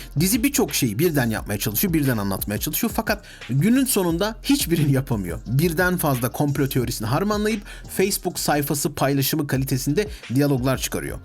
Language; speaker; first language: Turkish; native; Turkish